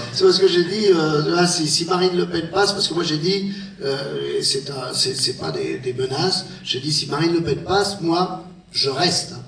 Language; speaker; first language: French; native; French